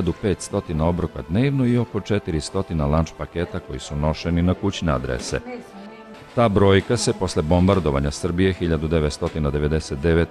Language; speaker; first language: Serbian; native; Serbian